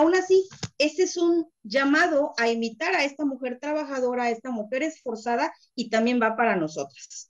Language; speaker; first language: Spanish; native; Spanish